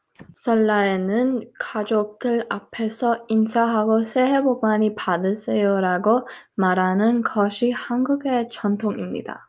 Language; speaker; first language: Korean; early bilingual, heritage; Korean